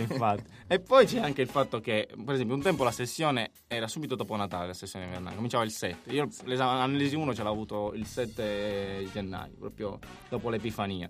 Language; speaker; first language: Italian; native; Italian